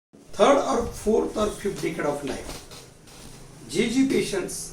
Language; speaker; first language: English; non-native, local second language; Marathi